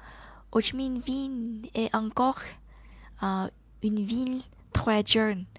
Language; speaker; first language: French; non-native, learner; Vietnamese